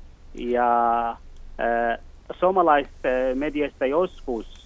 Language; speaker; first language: Finnish; non-native, learner; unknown